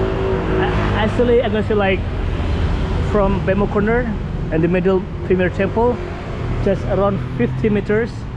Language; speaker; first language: English; non-native, learner; Indonesian